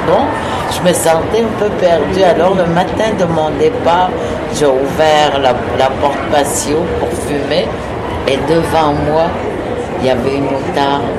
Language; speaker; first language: French; non-native, local second language; Innu-aimun